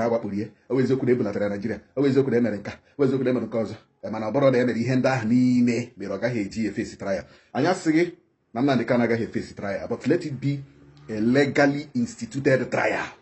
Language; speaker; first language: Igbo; native; Igbo